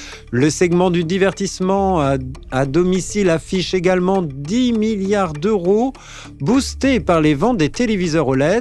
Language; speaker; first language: French; native; French